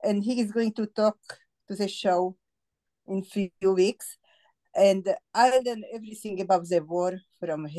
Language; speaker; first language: English; non-native, fluent; Slovak